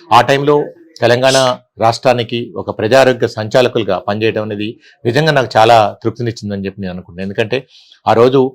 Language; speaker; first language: Telugu; native; Telugu